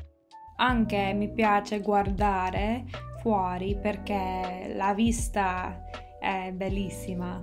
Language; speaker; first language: Italian; non-native, learner; English